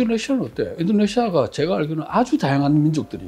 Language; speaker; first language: Korean; native; Korean